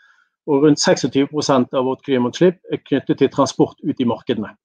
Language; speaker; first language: Norwegian; native; Norwegian